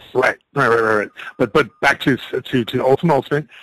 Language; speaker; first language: English; native; English